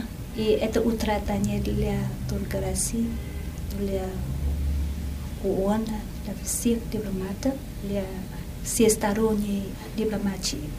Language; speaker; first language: Russian; non-native, fluent; Vietnamese